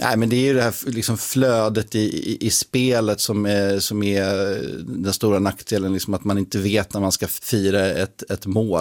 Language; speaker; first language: Swedish; native; Swedish